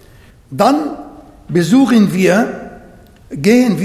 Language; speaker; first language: German; non-native, learner; Arabic